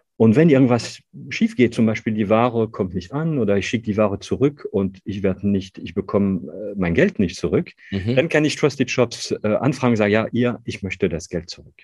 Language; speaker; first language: German; non-native, fluent; French